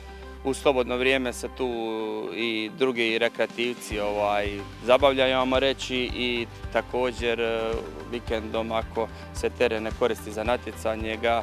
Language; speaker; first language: Croatian; native; Croatian